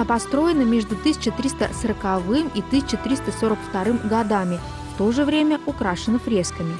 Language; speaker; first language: Russian; native; Russian